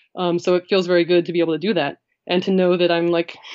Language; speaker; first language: English; native; English